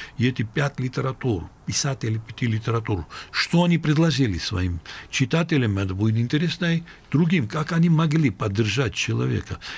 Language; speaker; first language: Russian; non-native, local second language; Georgian